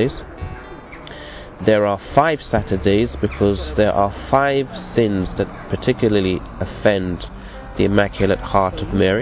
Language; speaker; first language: English; native; English